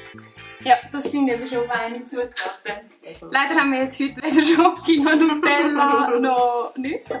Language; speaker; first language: German; native; German